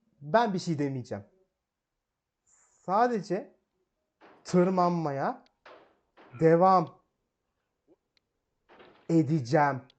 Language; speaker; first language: Turkish; native; Turkish